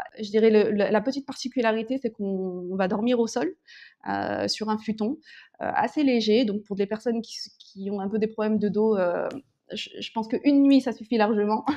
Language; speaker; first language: French; early bilingual, other home language; Korean